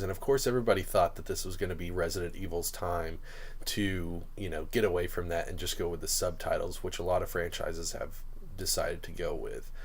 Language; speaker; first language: English; native; English